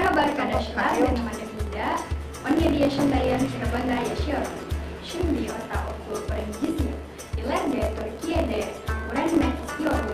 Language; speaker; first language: Turkish; non-native, learner; Indonesian